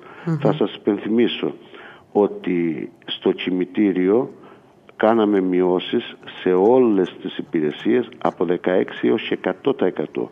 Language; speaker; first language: Greek; native; Greek